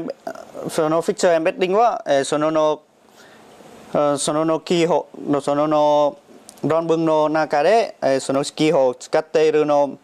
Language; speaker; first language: Japanese; non-native, learner; Vietnamese